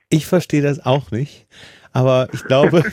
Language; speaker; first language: German; native; German